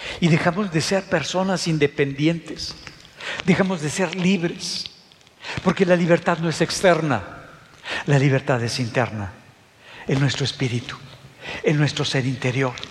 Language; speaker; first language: Spanish; native; Spanish